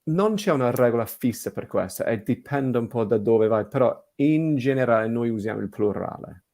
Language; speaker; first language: Italian; non-native, fluent; English